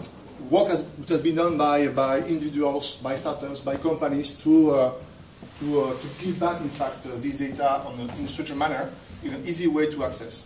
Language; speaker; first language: English; non-native, fluent; French